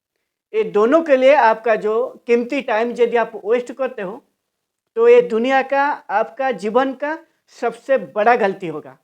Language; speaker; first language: Hindi; non-native, local second language; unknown